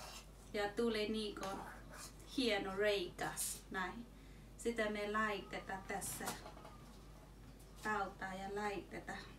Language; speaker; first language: Finnish; non-native, learner; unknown